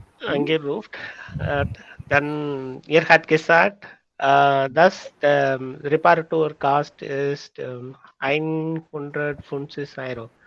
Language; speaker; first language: German; non-native, learner; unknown